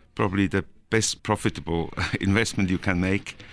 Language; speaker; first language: English; non-native, fluent; Norwegian